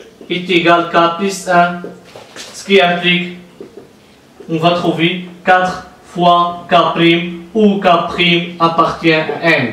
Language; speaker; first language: French; non-native, local second language; Arabic